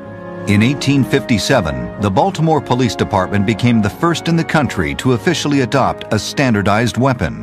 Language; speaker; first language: English; native; English